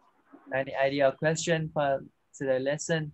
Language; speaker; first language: English; non-native, fluent; Vietnamese